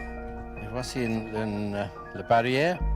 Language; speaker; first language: French; non-native, learner; English